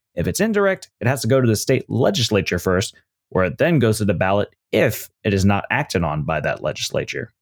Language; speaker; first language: English; native; English